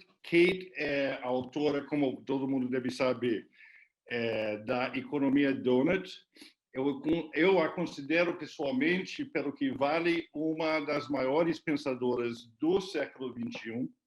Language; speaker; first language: Portuguese; non-native, fluent; English